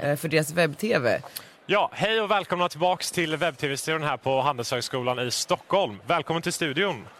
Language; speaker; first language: Swedish; native; Swedish